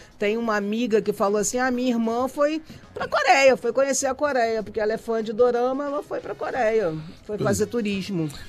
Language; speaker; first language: Portuguese; native; Portuguese